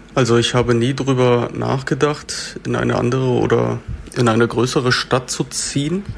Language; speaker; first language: German; native; German